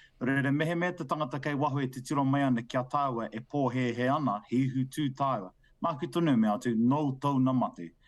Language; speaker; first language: Māori; non-native, local second language; English